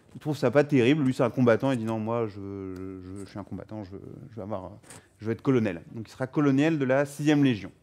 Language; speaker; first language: French; native; French